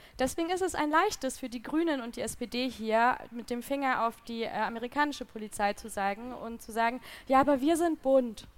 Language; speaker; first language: German; native; German